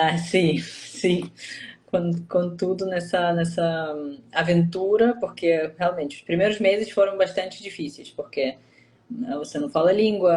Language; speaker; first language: Portuguese; non-native, fluent; Russian